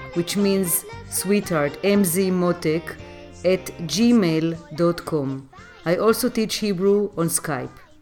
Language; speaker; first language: English; non-native, fluent; Hebrew